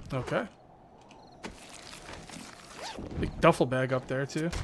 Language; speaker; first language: English; native; English